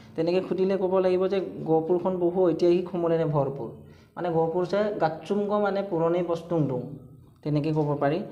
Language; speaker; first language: Assamese; non-native, local second language; Mising